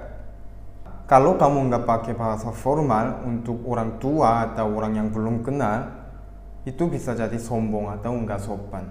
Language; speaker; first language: Indonesian; non-native, fluent; Korean